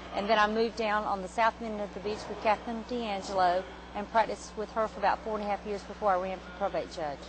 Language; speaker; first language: English; native; English